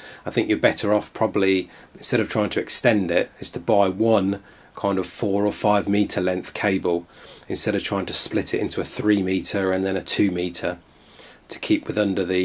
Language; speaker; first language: English; native; English